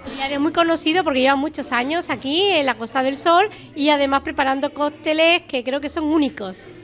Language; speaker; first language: Spanish; native; Spanish